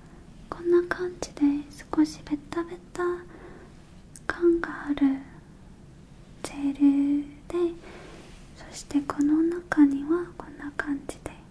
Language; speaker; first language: Japanese; non-native, learner; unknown